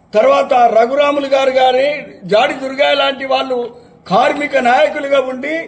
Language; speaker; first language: Telugu; native; Telugu